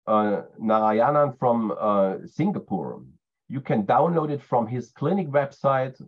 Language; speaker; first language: English; non-native, fluent; German